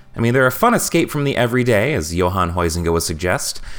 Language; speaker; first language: English; native; English